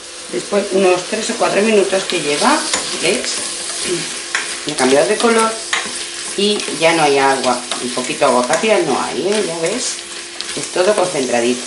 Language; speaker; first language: Spanish; native; Spanish